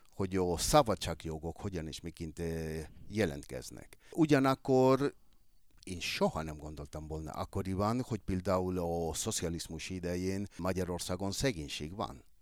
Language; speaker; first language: Hungarian; non-native, fluent; Spanish